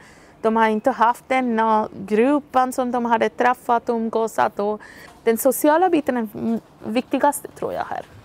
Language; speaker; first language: Swedish; non-native, fluent; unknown